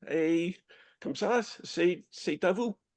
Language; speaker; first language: French; non-native, fluent; English